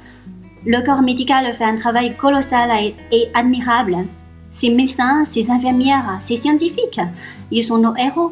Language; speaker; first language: French; non-native, fluent; Chinese